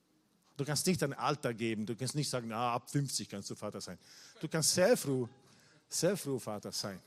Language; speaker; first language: German; non-native, fluent; Italian